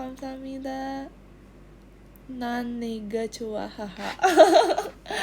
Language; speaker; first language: Korean; non-native, learner; Indonesian